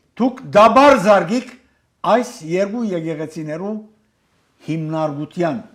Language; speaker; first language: Armenian; native; Armenian